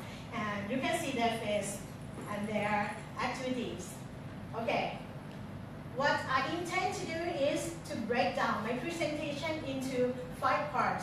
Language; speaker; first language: English; non-native, fluent; Thai